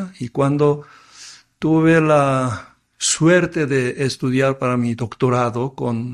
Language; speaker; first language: Spanish; non-native, fluent; Korean